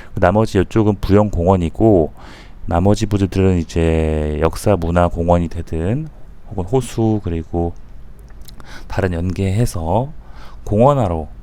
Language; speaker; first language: Korean; native; Korean